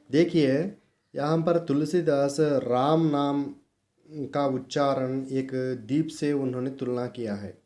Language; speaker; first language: Hindi; non-native, local second language; Telugu